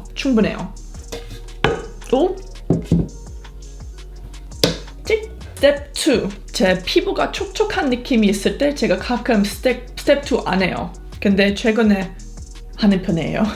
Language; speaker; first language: Korean; non-native, fluent; English